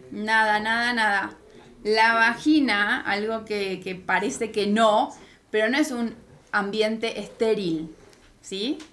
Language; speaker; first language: Spanish; native; Spanish